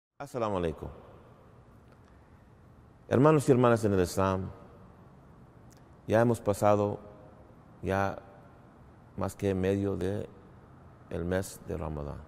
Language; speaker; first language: Spanish; early bilingual, heritage; English